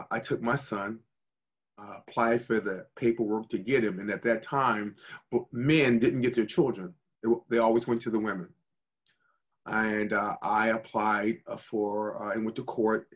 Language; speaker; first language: English; native; English